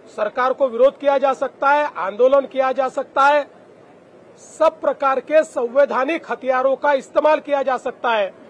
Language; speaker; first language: Hindi; non-native, local second language; Marathi